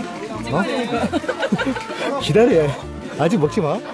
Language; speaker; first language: Korean; native; Korean